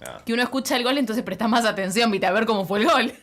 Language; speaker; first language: Spanish; native; Spanish